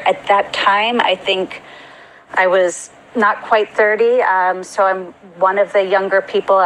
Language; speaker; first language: English; native; English